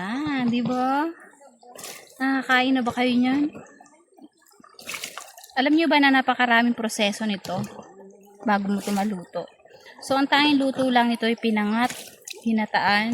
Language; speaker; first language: Filipino; native; Filipino